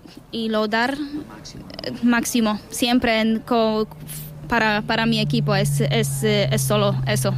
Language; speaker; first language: Spanish; non-native, learner; Polish